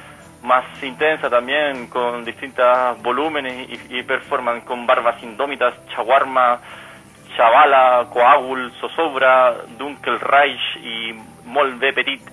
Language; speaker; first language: Spanish; native; Spanish